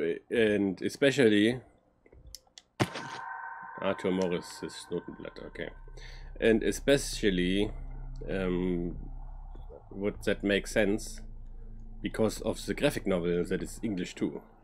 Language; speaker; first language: English; non-native, fluent; German